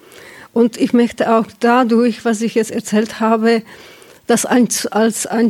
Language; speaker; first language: German; non-native, fluent; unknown